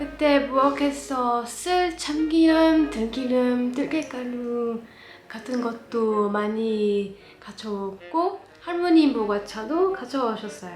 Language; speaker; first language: Korean; non-native, fluent; French